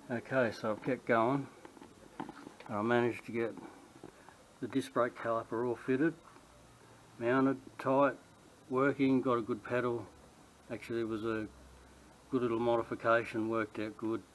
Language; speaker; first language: English; native; English